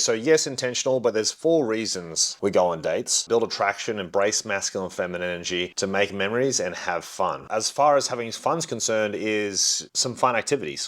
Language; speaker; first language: English; native; English